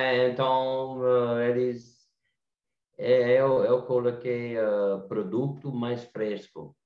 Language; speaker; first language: Portuguese; non-native, learner; English